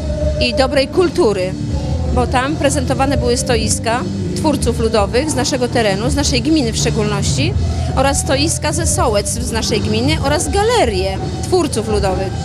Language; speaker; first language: Polish; native; Polish